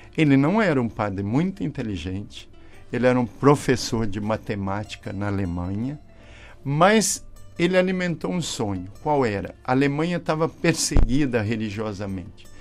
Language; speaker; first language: Portuguese; native; Portuguese